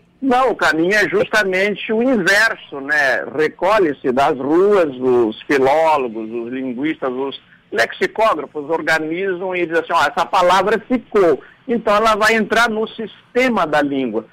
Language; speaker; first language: Portuguese; native; Portuguese